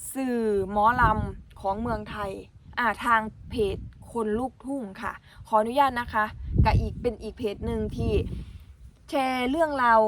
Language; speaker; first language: Thai; non-native, local second language; Northeastern Thai